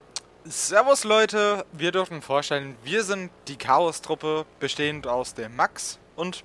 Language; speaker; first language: German; native; German